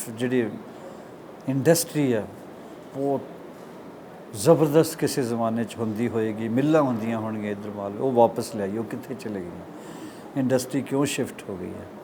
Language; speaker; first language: Punjabi; native; Punjabi